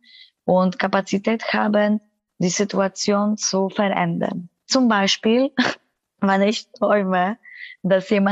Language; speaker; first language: German; non-native, fluent; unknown